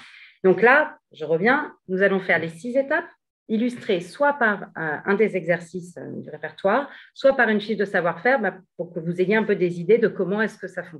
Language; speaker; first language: French; native; French